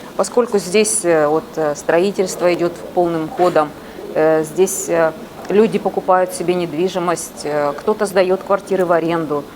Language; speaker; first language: Russian; native; Russian